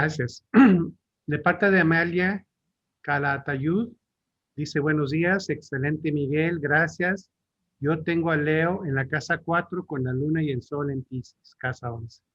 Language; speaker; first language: Spanish; native; Spanish